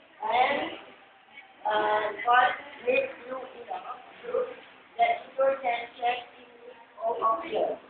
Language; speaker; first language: English; non-native, learner; Indonesian